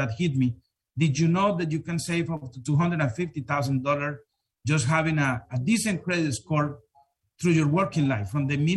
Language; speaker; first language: English; non-native, fluent; Spanish